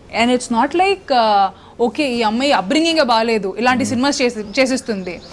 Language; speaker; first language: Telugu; non-native, local second language; Hindi